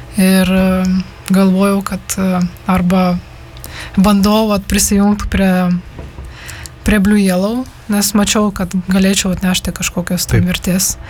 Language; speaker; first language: Lithuanian; non-native, fluent; Ukrainian